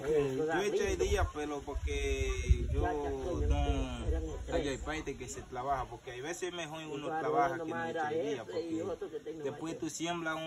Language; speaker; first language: Spanish; non-native, learner; Haitian Creole